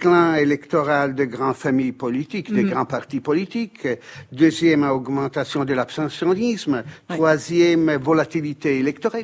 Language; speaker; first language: French; non-native, fluent; Italian